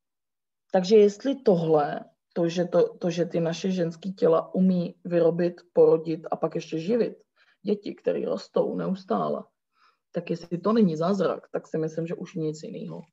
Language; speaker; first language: Czech; native; Czech